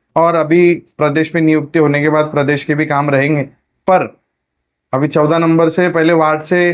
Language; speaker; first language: Hindi; non-native, local second language; Marathi